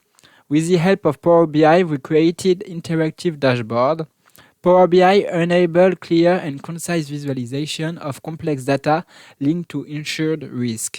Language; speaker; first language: English; non-native, fluent; French